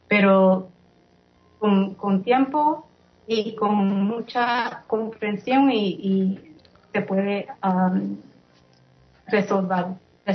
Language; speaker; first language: Spanish; early bilingual, heritage; English